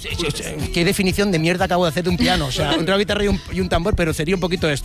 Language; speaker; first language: Spanish; native; Spanish